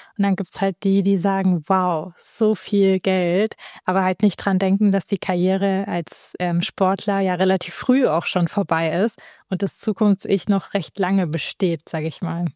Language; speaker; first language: German; early bilingual, other home language; Albanian